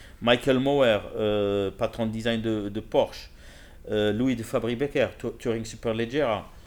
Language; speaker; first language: French; non-native, local second language; Arabic